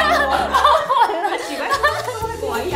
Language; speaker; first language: Chinese; non-native, local second language; Min Nan Chinese